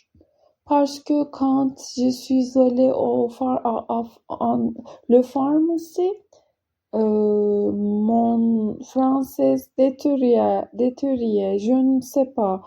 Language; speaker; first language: French; non-native, learner; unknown